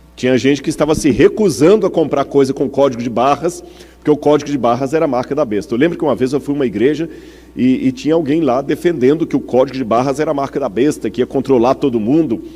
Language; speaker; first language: Portuguese; native; Portuguese